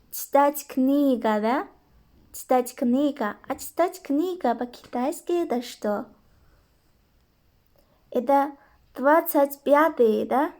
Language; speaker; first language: Russian; non-native, local second language; Kyrgyz